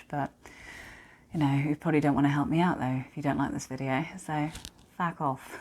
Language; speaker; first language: English; native; English